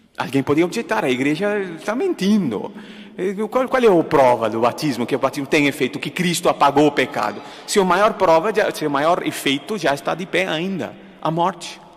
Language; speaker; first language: Portuguese; non-native, fluent; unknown